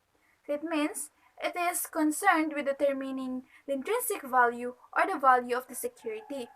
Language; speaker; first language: English; non-native, local second language; Filipino